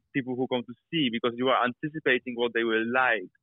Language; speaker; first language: English; non-native, fluent; Polish